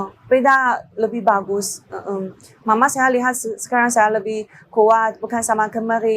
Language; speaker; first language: Indonesian; non-native, learner; Chinese